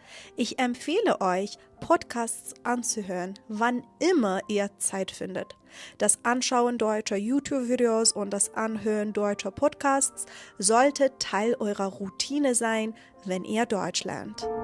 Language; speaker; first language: German; non-native, fluent; Persian